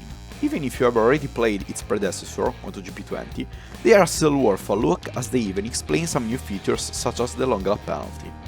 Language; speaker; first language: English; non-native, fluent; German